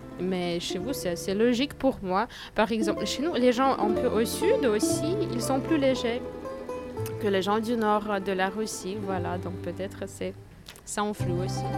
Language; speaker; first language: French; non-native, fluent; Russian